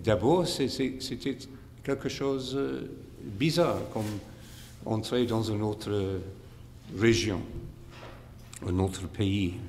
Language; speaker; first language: French; non-native, fluent; English